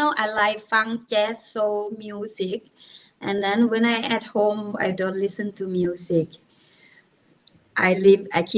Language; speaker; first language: English; non-native, learner; Thai